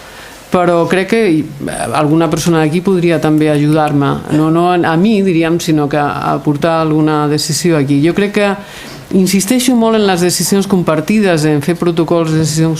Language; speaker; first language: Catalan; native; Catalan